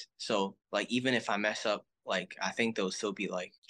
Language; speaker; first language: English; non-native, local second language; Cantonese